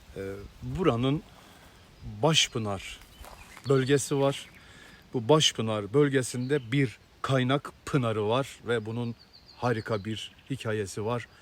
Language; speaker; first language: Turkish; native; Turkish